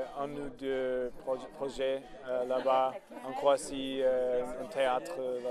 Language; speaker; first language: French; non-native, learner; English